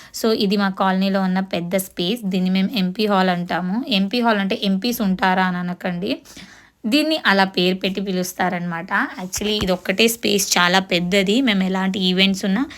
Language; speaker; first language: Telugu; non-native, local second language; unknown